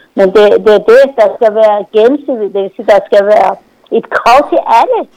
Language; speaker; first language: Danish; non-native, fluent; Persian